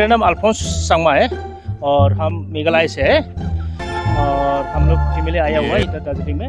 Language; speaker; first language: Hindi; non-native, local second language; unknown